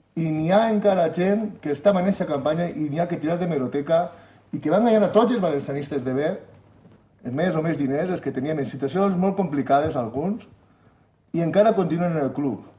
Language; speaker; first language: Spanish; non-native, local second language; Catalan